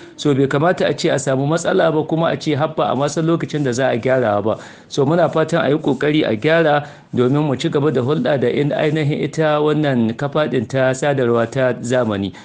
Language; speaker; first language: Hausa; native; Hausa